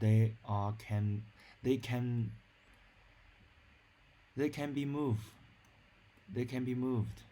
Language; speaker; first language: English; non-native, learner; Chinese